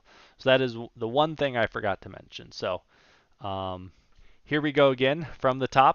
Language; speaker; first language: English; native; English